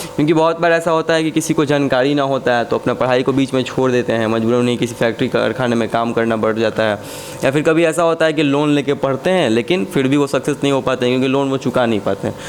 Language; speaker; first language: Hindi; native; Hindi